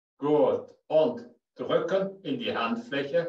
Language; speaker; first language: German; native; German